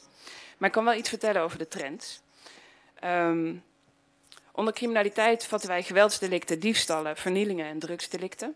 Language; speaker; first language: Dutch; native; Dutch